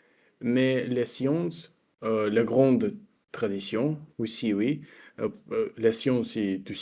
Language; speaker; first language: French; non-native, fluent; Russian